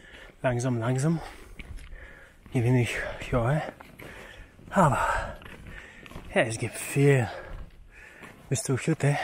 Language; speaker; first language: German; non-native, fluent; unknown